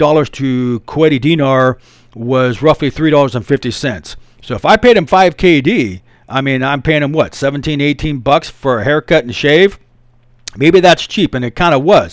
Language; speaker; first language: English; native; English